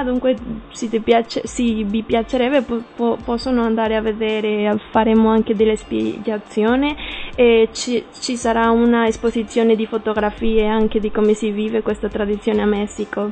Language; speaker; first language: Italian; non-native, learner; Spanish